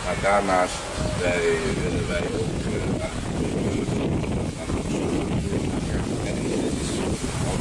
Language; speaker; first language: Dutch; early bilingual, heritage; Javanese